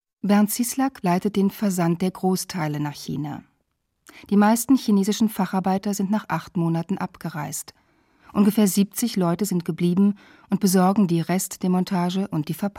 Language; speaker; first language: German; native; German